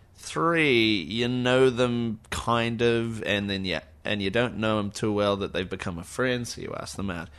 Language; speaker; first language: English; native; English